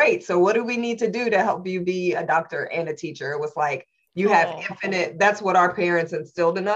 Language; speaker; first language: English; native; English